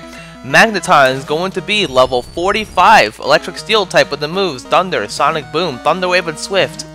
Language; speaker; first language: English; native; English